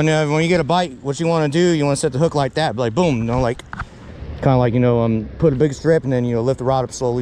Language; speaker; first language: English; native; English